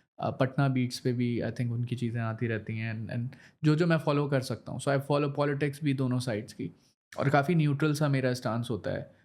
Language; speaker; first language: Urdu; native; Urdu